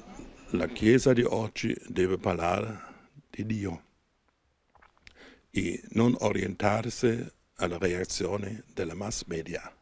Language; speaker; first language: Italian; non-native, fluent; German